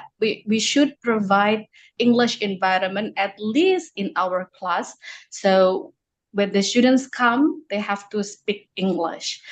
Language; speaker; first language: English; non-native, fluent; Indonesian